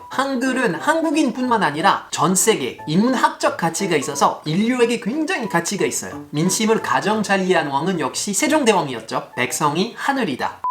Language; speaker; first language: Korean; non-native, fluent; French